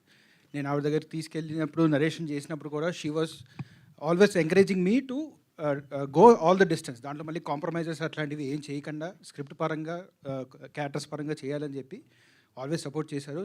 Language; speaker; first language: Telugu; native; Telugu